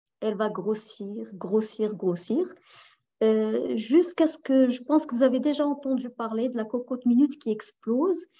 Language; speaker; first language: French; non-native, local second language; Arabic